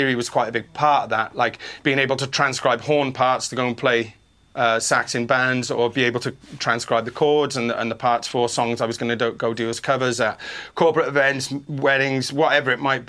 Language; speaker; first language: English; native; English